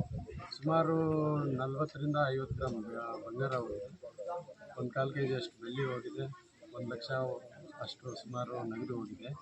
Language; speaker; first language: Kannada; native; Kannada